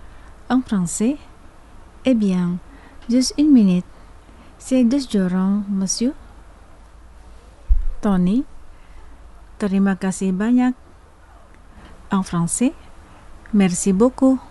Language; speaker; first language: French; non-native, fluent; Indonesian